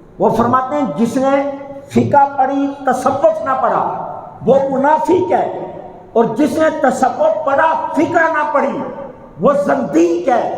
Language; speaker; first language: Urdu; non-native, local second language; Punjabi